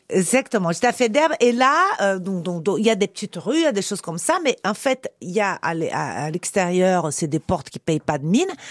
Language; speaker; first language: French; non-native, fluent; Portuguese